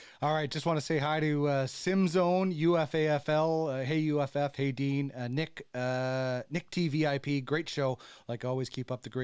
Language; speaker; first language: English; native; English